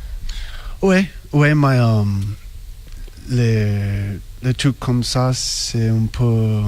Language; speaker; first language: French; non-native, learner; English